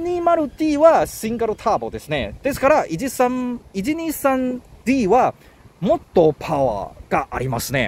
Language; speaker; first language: Japanese; non-native, learner; Chinese